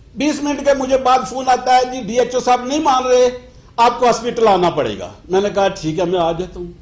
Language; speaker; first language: Urdu; non-native, local second language; Pahari-Potwari